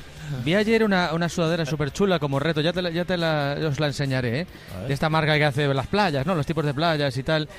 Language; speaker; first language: Spanish; native; Spanish